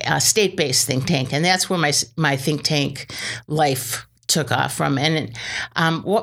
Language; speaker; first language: English; native; English